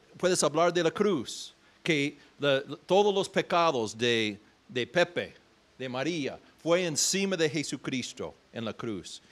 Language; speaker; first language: Spanish; non-native, fluent; English